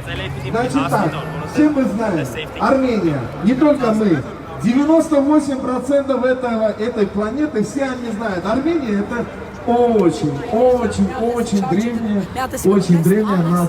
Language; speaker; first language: Russian; non-native, local second language; Armenian